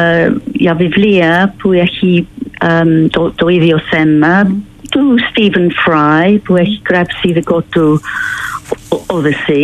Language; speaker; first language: Greek; non-native, learner; English